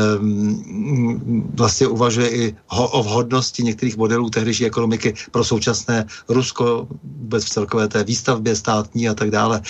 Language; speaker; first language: Czech; native; Czech